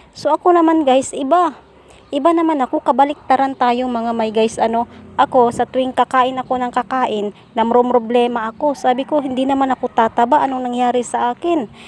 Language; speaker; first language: Filipino; non-native, local second language; Cebuano